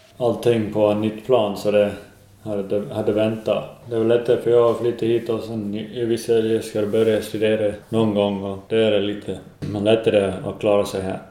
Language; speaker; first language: Swedish; non-native, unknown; English